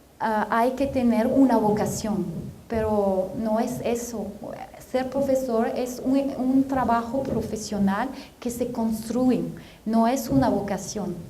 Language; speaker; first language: Spanish; non-native, fluent; French